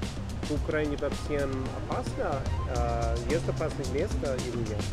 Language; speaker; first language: Russian; non-native, learner; English